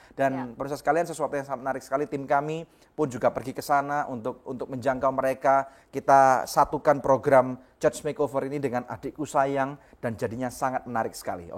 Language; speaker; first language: Indonesian; native; Indonesian